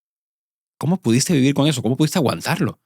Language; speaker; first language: Spanish; native; Spanish